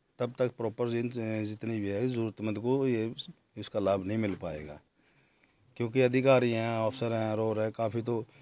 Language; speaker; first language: Hindi; native; Hindi